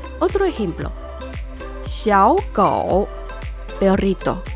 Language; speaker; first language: Spanish; non-native, fluent; Chinese